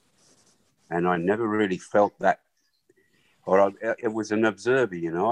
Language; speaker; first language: English; non-native, local second language; Swahili